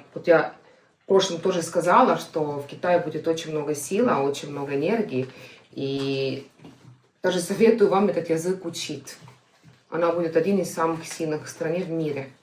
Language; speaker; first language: Russian; non-native, fluent; Estonian